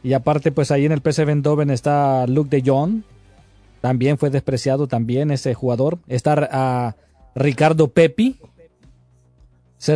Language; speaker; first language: Spanish; native; Spanish